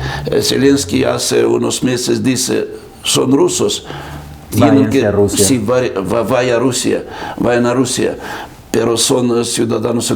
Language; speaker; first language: Spanish; non-native, fluent; Russian